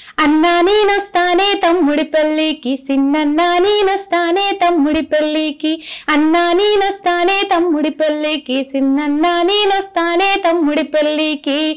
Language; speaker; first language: Telugu; native; Telugu